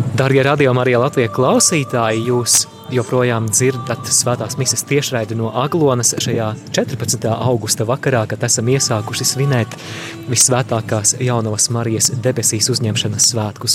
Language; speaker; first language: Latvian; native; Latvian